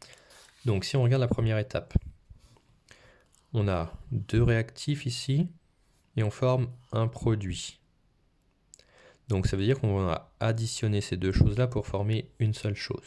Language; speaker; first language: French; native; French